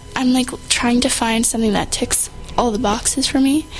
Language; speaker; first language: English; native; English